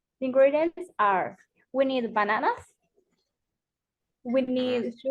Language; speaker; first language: English; non-native, learner; Spanish